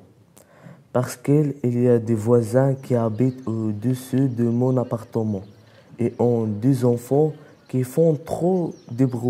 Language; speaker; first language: French; non-native, learner; Arabic